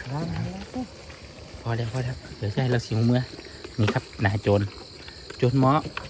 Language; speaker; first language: Thai; native; Thai